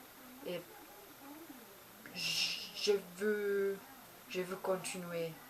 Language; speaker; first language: French; non-native, learner; Portuguese